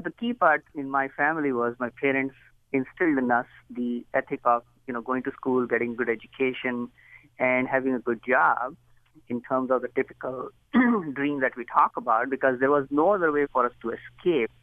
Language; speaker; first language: English; non-native, local second language; Hindi